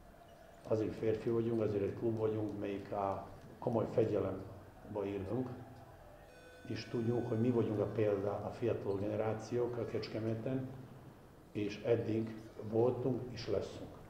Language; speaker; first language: Hungarian; non-native, fluent; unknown